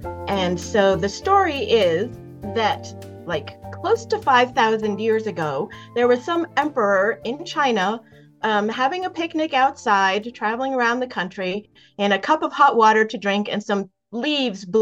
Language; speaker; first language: English; native; English